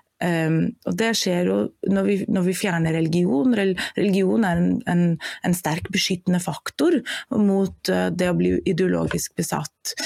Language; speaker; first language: Norwegian; non-native, fluent; German